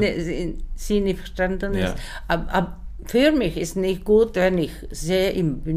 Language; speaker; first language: German; non-native, learner; Czech